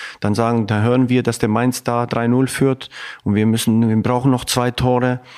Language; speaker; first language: German; non-native, fluent; Albanian